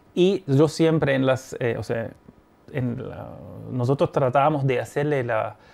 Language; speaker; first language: Spanish; non-native, fluent; German